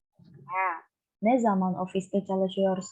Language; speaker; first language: Turkish; non-native, fluent; Indonesian